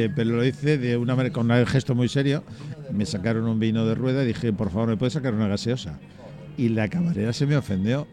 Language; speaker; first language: Spanish; native; Spanish